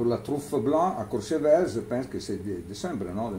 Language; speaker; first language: French; non-native, learner; Italian